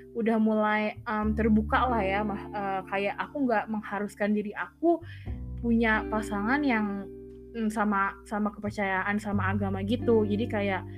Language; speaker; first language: Indonesian; native; Indonesian